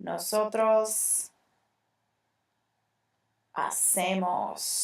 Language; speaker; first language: Spanish; non-native, fluent; English